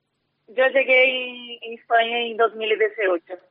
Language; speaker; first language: Spanish; non-native, fluent; Portuguese